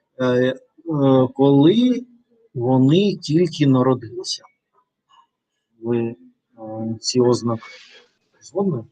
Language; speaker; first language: Ukrainian; non-native, learner; Russian